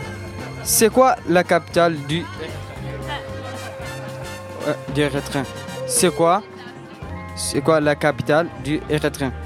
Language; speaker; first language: French; non-native, learner; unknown